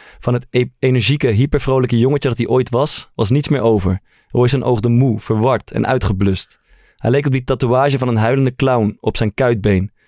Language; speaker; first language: Dutch; native; Dutch